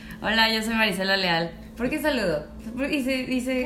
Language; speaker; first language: Spanish; native; Spanish